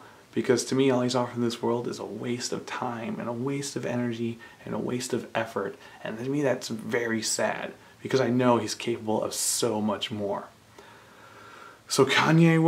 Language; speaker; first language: English; native; English